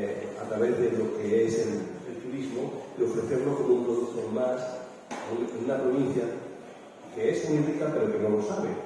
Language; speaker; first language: Spanish; native; Spanish